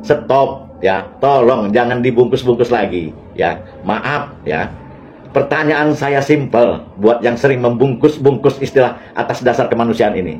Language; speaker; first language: Indonesian; native; Indonesian